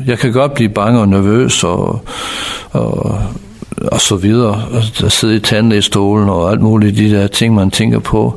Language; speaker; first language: Danish; non-native, fluent; English